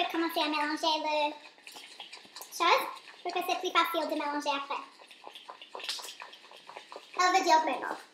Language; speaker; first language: French; non-native, local second language; English